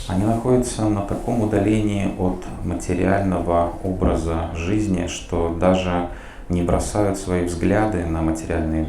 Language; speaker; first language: Russian; native; Russian